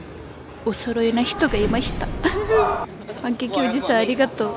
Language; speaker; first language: Japanese; native; Japanese